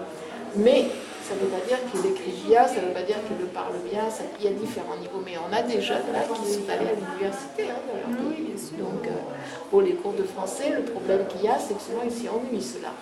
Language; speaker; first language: French; native; French